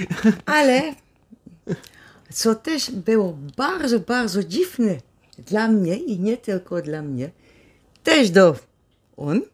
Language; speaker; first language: Polish; non-native, learner; Dutch